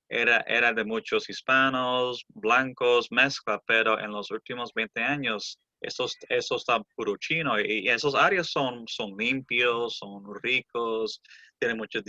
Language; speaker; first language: Spanish; early bilingual, heritage; Spanish